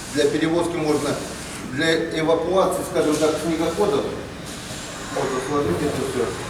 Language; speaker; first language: Russian; native; Russian